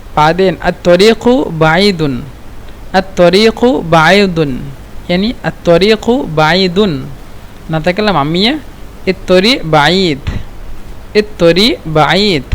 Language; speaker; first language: Egyptian Arabic; non-native, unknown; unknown